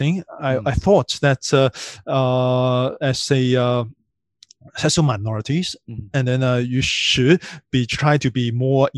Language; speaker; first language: English; non-native, local second language; Cantonese